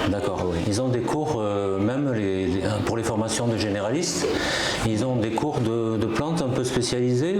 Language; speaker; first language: French; native; French